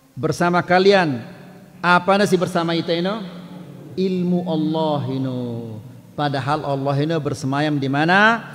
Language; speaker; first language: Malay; non-native, local second language; Sasak